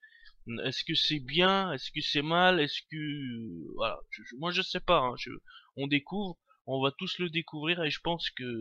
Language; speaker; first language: French; native; French